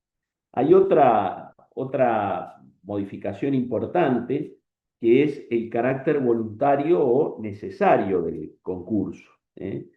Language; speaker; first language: Spanish; native; Spanish